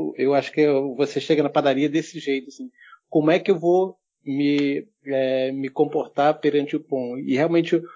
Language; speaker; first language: Portuguese; early bilingual, heritage; German